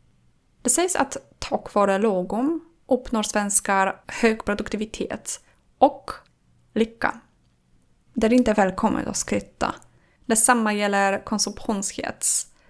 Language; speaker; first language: Swedish; non-native, fluent; Polish